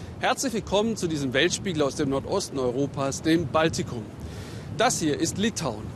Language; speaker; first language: German; native; German